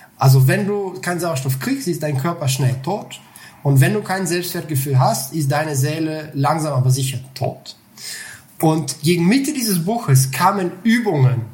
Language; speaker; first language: German; non-native, fluent; Bulgarian